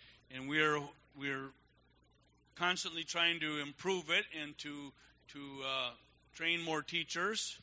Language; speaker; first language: English; native; English